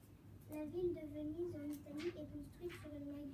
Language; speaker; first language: French; native; French